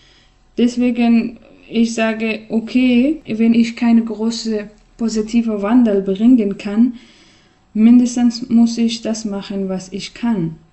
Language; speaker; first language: German; non-native, learner; Persian